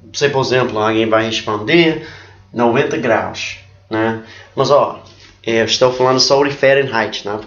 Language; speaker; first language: Portuguese; non-native, fluent; English